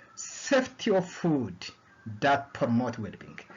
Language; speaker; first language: English; non-native, local second language; Amharic